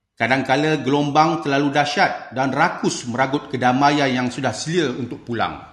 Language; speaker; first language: Malay; native; Malay